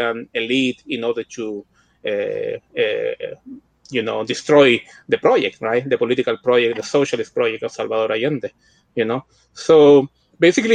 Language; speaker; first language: English; non-native, fluent; Spanish